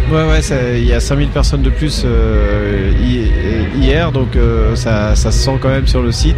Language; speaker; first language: French; native; French